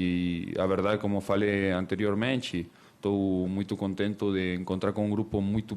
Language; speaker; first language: Portuguese; non-native, learner; Spanish